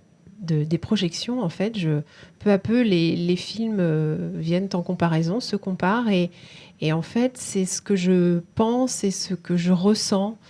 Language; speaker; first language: French; native; French